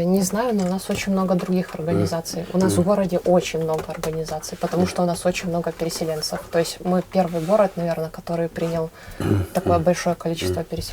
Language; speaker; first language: Russian; native; Russian